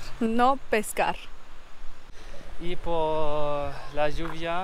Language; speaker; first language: Spanish; non-native, learner; German